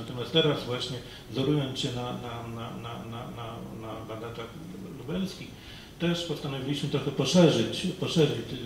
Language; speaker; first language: Polish; native; Polish